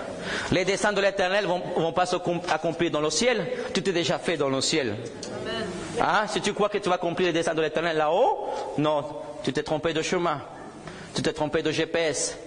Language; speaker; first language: French; non-native, fluent; Spanish